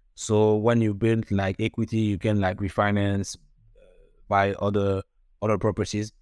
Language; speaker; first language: English; non-native, local second language; French